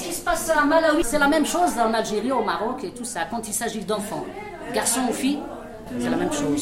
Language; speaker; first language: French; non-native, local second language; Arabic